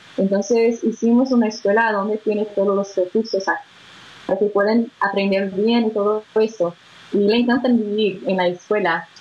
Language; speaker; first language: Spanish; non-native, fluent; Portuguese